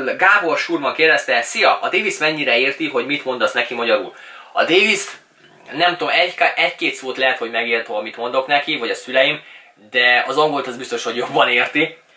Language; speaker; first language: Hungarian; early bilingual, other home language; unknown